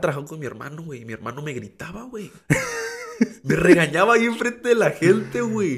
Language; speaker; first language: Spanish; early bilingual, heritage; Spanish